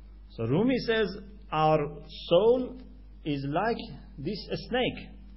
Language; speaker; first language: English; non-native, fluent; Persian